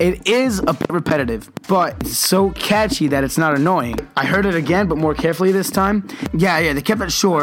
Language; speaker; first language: English; early bilingual, other home language; Spanish